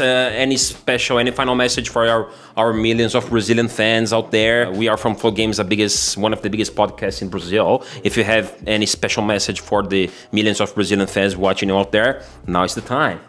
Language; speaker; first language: English; non-native, fluent; Portuguese